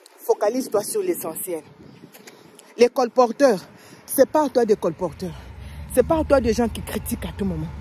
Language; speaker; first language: French; non-native, local second language; Lingala